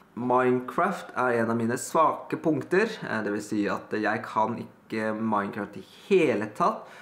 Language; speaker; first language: Norwegian; early bilingual, other home language; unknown